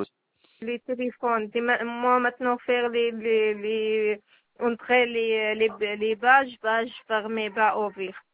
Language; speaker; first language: French; non-native, learner; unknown